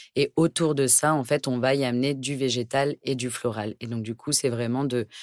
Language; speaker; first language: French; native; French